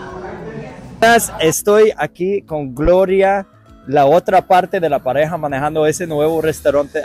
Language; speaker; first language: Spanish; non-native, fluent; English